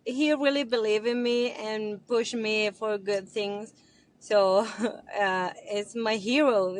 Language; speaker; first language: English; non-native, learner; Spanish